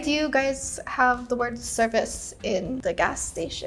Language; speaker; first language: English; native; English